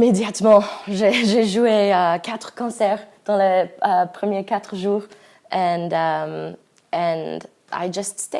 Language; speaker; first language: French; non-native, learner; English